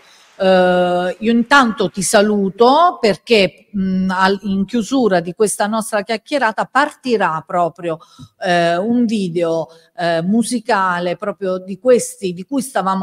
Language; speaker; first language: Italian; native; Italian